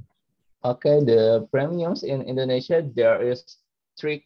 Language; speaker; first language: English; non-native, learner; Indonesian